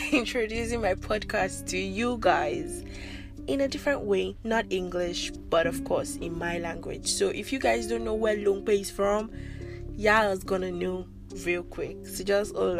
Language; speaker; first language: English; non-native, local second language; Yoruba